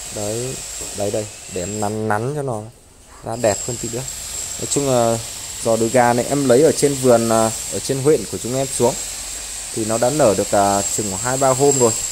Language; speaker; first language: Vietnamese; non-native, local second language; Tày